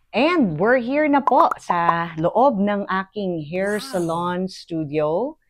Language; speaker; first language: Filipino; native; Filipino